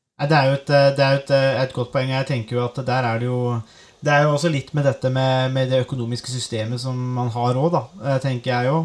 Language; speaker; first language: Norwegian; native; Norwegian